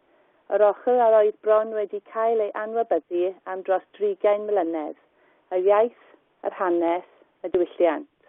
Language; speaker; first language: Welsh; non-native, learner; English